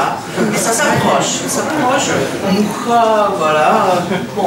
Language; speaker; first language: French; non-native, fluent; Czech